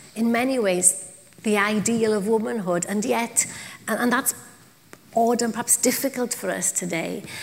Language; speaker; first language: English; non-native, local second language; Welsh